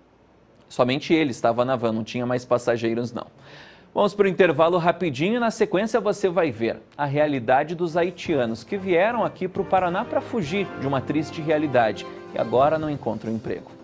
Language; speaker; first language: Portuguese; native; Portuguese